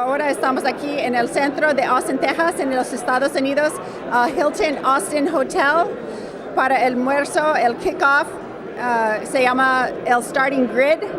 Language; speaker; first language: Spanish; non-native, learner; English